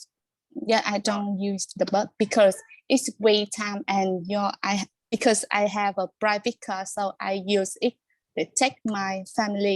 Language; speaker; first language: English; non-native, learner; Vietnamese